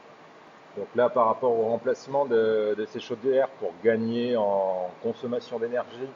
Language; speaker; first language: French; native; French